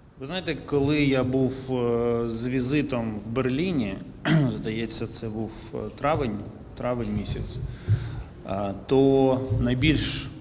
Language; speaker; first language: Ukrainian; native; Ukrainian